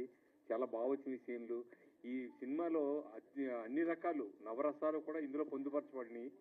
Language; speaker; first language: Telugu; native; Telugu